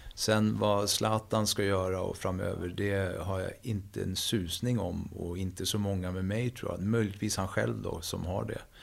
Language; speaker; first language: Swedish; native; Swedish